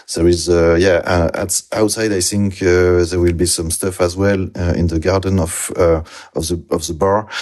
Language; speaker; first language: English; non-native, learner; French